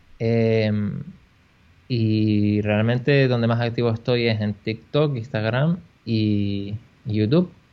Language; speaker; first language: Spanish; native; Spanish